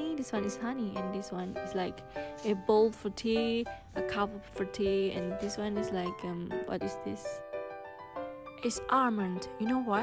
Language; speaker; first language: English; non-native, fluent; Thai